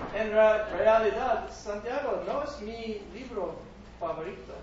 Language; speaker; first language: Spanish; non-native, learner; English